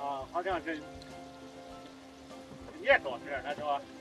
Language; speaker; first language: Chinese; native; Chinese